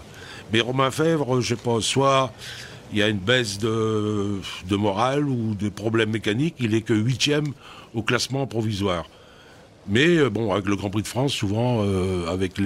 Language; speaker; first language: French; native; French